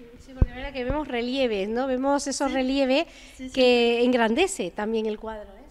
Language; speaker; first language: Spanish; native; Spanish